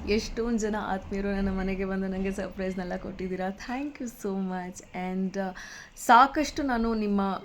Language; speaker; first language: Kannada; non-native, local second language; Kodava